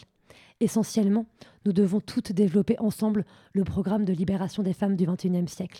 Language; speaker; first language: French; native; French